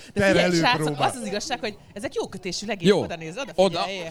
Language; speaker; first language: Hungarian; native; Hungarian